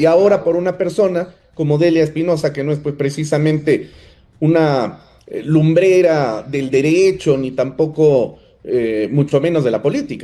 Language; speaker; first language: Spanish; native; Spanish